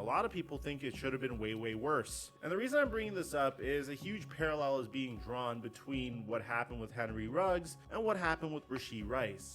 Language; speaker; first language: English; native; English